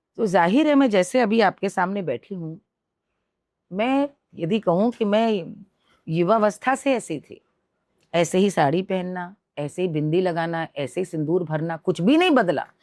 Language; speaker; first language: Hindi; native; Hindi